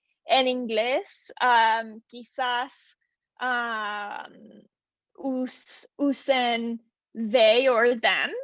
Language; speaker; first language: Spanish; non-native, learner; English